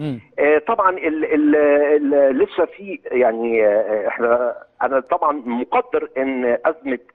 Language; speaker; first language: Arabic; native; Arabic